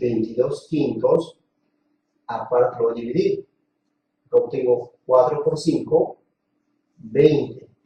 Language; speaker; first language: Spanish; native; Spanish